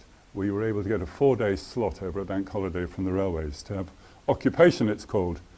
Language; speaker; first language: English; native; English